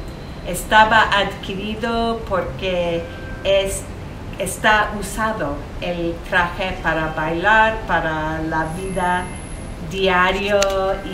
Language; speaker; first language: Spanish; early bilingual, heritage; English